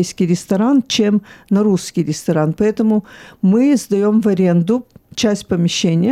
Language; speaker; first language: Russian; early bilingual, heritage; Russian